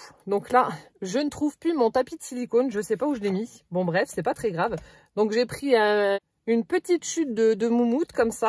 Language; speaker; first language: French; native; French